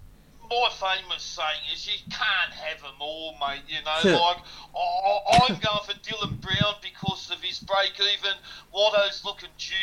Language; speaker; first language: English; native; English